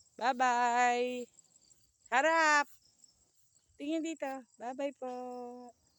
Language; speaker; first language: Filipino; native; Filipino